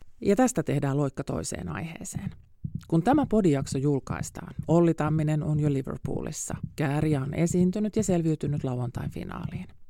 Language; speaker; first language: Finnish; native; Finnish